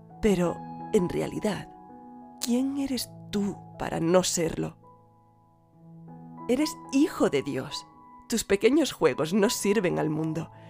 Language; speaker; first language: Spanish; native; Spanish